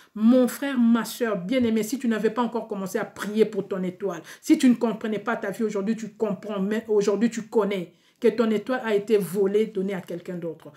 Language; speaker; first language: French; non-native, local second language; Lingala